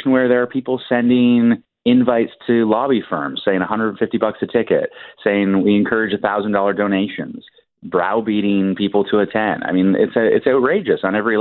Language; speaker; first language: English; native; English